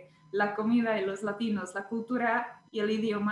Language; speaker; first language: Spanish; non-native, fluent; Czech